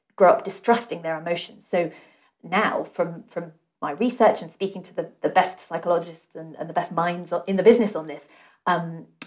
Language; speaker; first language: English; native; English